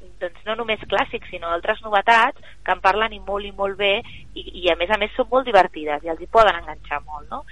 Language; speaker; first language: Catalan; native; Catalan